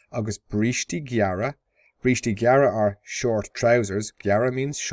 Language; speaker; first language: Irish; non-native, local second language; English